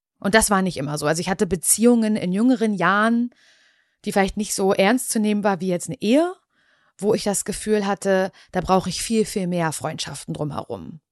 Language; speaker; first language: German; native; German